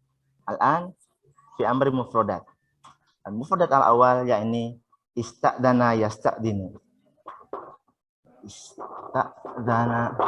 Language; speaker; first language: Arabic; non-native, fluent; Indonesian